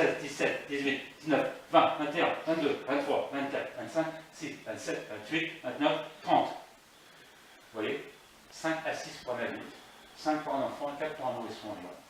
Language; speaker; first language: French; native; French